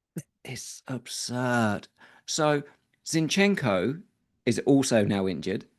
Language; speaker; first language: English; native; English